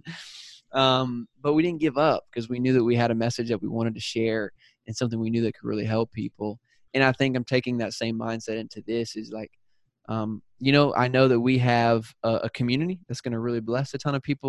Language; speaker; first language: English; native; English